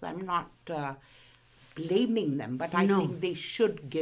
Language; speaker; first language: English; non-native, local second language; Gujarati